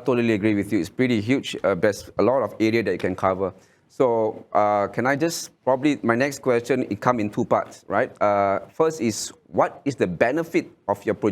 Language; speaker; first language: English; non-native, local second language; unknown